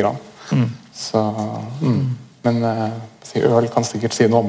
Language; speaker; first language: Norwegian; native; Norwegian